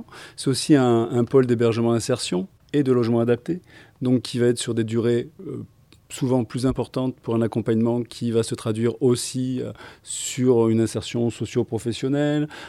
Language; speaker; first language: French; native; French